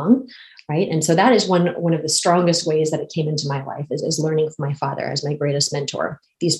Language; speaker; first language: English; native; English